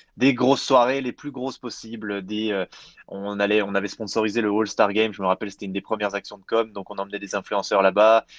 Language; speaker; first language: French; native; French